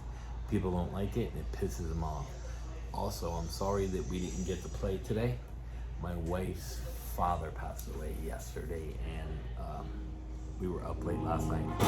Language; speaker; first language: English; native; English